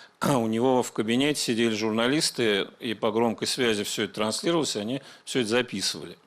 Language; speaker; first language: Russian; native; Russian